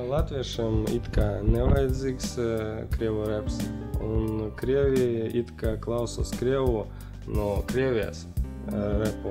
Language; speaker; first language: Latvian; non-native, local second language; Russian